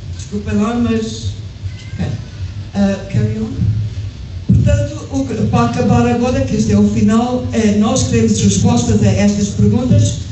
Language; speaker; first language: Portuguese; early bilingual, heritage; English